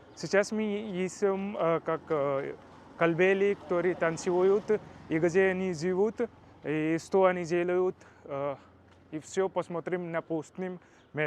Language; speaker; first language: Russian; non-native, learner; Hindi